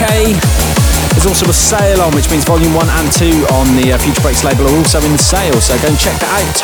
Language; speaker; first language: English; native; English